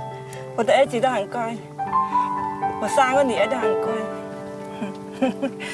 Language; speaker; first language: Chinese; non-native, local second language; Cantonese